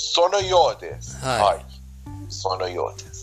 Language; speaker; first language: Japanese; non-native, fluent; Persian